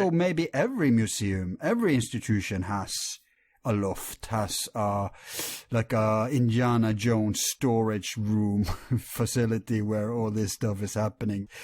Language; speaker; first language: English; non-native, fluent; Norwegian